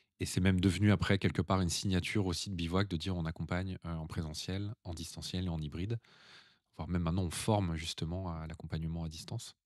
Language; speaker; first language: French; native; French